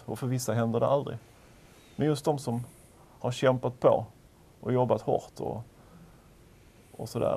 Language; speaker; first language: Swedish; native; Swedish